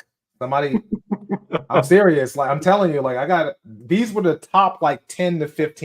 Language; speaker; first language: English; native; English